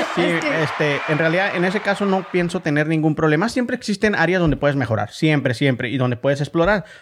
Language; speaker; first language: Spanish; native; Spanish